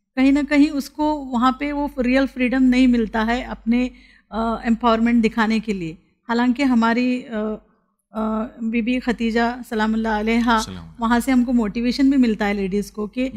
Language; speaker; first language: Hindi; non-native, local second language; Urdu